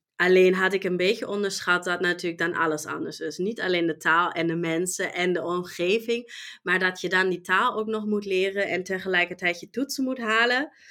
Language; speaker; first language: Dutch; non-native, fluent; German